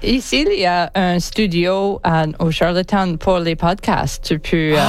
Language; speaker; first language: French; non-native, learner; English